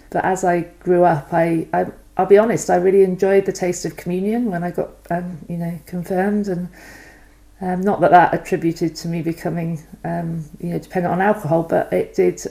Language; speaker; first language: English; native; English